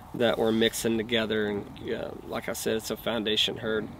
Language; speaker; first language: English; native; English